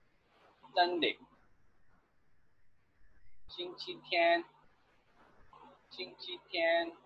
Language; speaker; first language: Chinese; non-native, learner; English